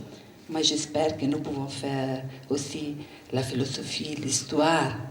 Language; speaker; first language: French; non-native, learner; Italian